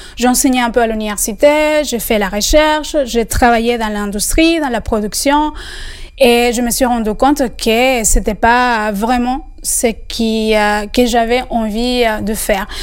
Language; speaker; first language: French; non-native, fluent; Spanish